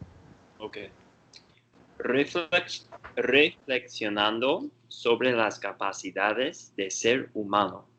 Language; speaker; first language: Spanish; non-native, learner; English